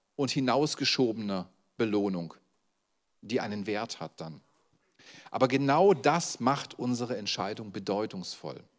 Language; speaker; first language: German; native; German